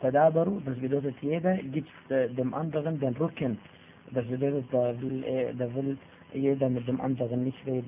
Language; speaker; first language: German; non-native, fluent; Arabic